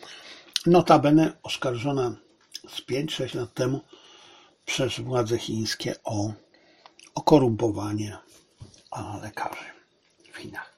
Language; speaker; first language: Polish; native; Polish